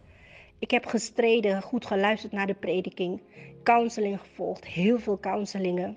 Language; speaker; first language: Dutch; native; Dutch